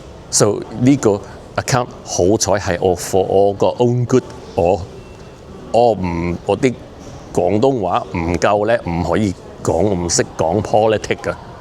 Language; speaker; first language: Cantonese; early bilingual, heritage; Cantonese